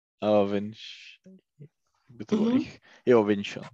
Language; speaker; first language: German; non-native, learner; Czech